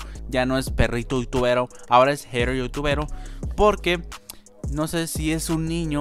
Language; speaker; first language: Spanish; native; Spanish